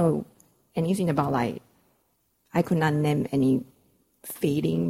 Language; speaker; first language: English; non-native, fluent; Chinese